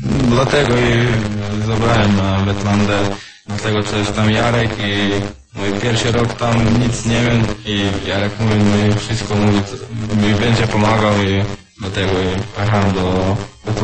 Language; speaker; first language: Polish; non-native, learner; Croatian